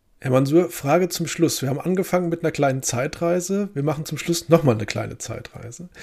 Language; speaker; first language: German; native; German